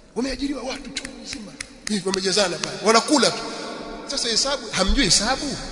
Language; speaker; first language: Swahili; native; Swahili